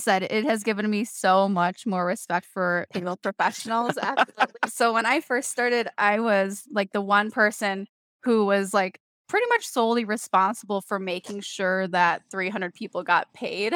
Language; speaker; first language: English; native; English